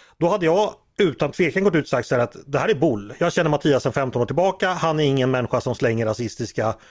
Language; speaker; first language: Swedish; native; Swedish